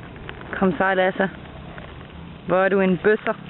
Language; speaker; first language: Danish; non-native, learner; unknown